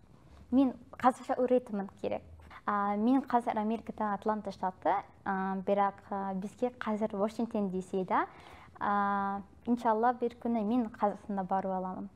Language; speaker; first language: Kazakh; non-native, learner; English